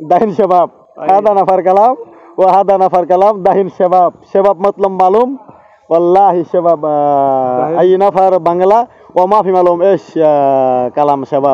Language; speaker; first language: Arabic; non-native, learner; Bangla